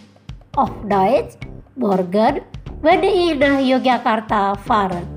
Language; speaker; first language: German; non-native, fluent; Indonesian